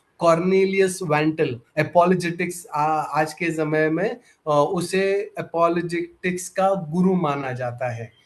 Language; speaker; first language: Hindi; non-native, local second language; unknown